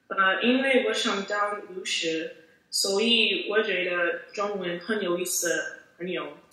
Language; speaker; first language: Chinese; non-native, learner; English